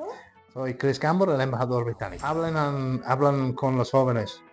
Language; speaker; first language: Spanish; non-native, fluent; English